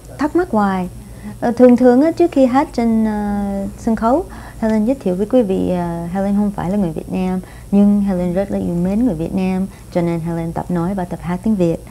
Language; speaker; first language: Vietnamese; non-native, fluent; English